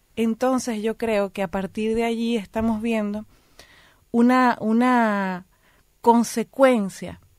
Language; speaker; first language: Spanish; native; Spanish